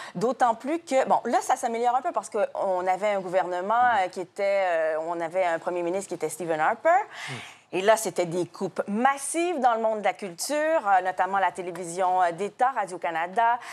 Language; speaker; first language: French; native; French